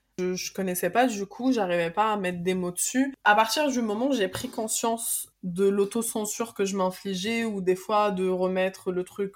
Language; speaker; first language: French; early bilingual, other home language; Arabic